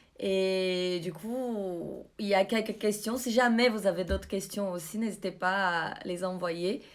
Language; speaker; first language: French; non-native, fluent; Portuguese